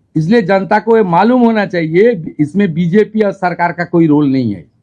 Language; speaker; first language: Hindi; non-native, local second language; Bangla